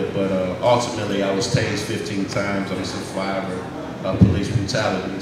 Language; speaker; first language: English; native; English